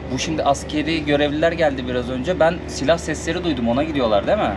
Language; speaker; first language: Turkish; native; Turkish